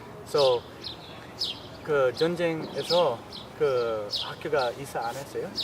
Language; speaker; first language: Korean; non-native, learner; English